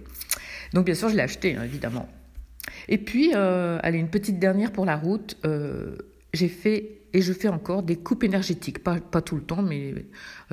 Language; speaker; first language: French; native; French